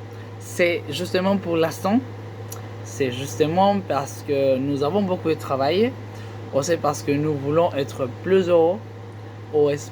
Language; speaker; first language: French; non-native, learner; Spanish